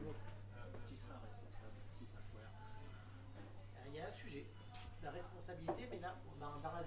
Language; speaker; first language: French; native; French